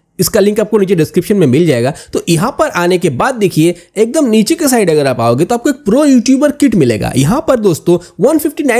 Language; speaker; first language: Hindi; non-native, local second language; Bangla